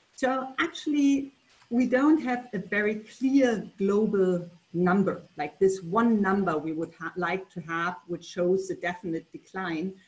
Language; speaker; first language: English; non-native, fluent; German